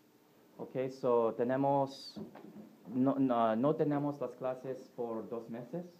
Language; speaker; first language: Spanish; non-native, learner; English